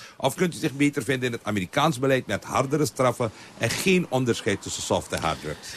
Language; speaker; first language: Dutch; non-native, local second language; Caribbean Hindustani